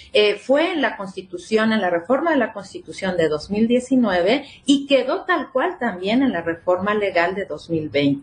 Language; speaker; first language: Spanish; native; Spanish